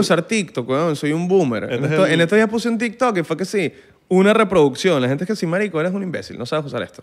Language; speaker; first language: Spanish; native; Spanish